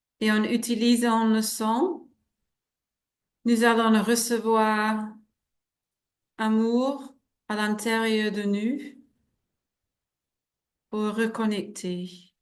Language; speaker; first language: French; non-native, fluent; English